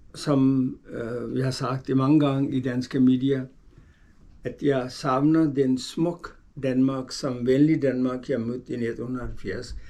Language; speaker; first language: Danish; non-native, fluent; Urdu